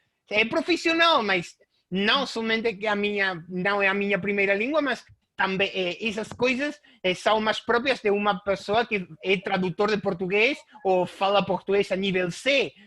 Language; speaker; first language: Portuguese; non-native, fluent; Spanish